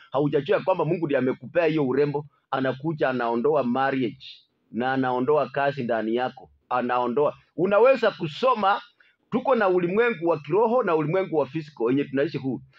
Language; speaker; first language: Swahili; non-native, local second language; Luyia